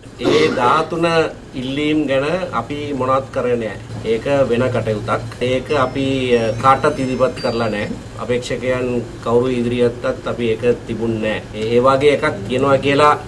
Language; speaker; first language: Sinhala; non-native, local second language; Tamil